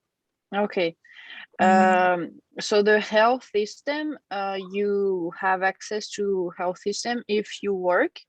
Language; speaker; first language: English; non-native, fluent; French